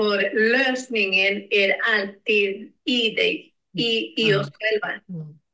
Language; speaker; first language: Swedish; non-native, learner; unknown